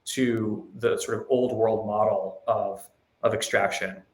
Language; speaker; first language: English; native; English